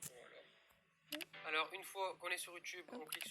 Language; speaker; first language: French; native; French